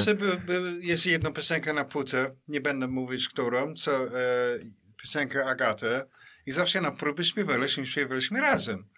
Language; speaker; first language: Polish; non-native, fluent; English